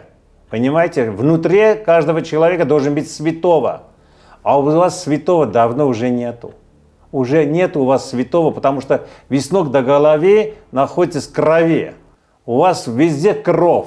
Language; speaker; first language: Russian; non-native, fluent; Armenian